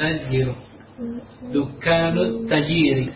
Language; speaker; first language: Arabic; non-native, learner; Indonesian